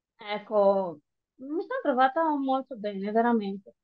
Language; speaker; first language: Italian; non-native, fluent; Romanian